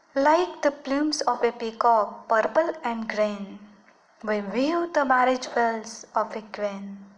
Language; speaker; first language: English; non-native, local second language; Marathi